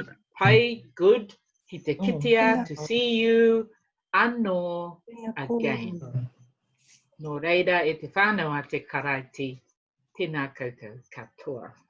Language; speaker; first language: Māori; non-native, fluent; English